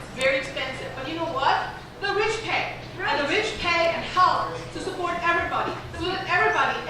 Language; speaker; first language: English; non-native, fluent; German